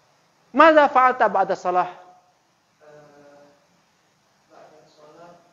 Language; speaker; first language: Arabic; non-native, fluent; Indonesian